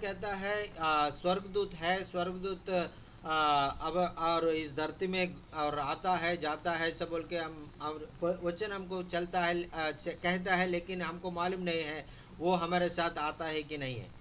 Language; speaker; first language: Hindi; non-native, local second language; Telugu